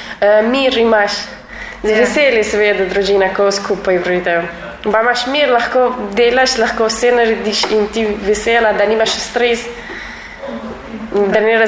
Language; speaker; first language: Slovenian; non-native, learner; Arabic